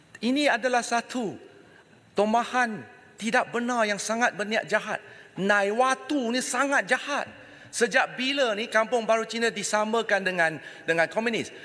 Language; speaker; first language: Malay; non-native, local second language; Chinese